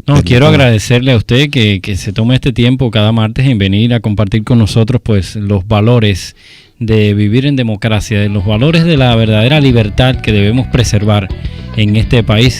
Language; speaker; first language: Spanish; native; Spanish